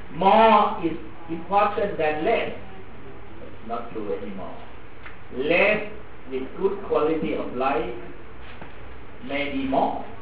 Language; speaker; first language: English; non-native, fluent; Thai